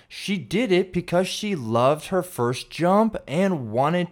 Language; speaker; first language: English; native; English